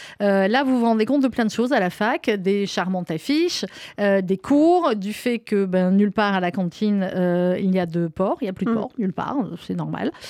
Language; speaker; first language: French; native; French